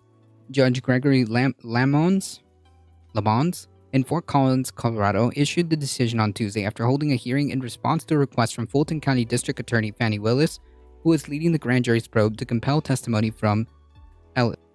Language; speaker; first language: English; native; English